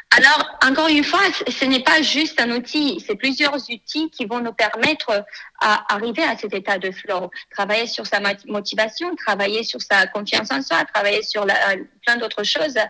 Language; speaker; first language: French; non-native, fluent; Romanian